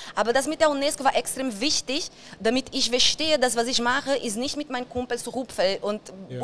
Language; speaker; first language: German; non-native, fluent; Portuguese